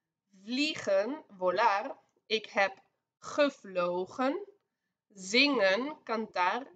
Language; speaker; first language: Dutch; non-native, fluent; Spanish